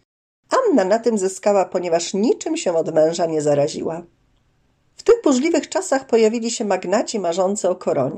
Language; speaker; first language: Polish; native; Polish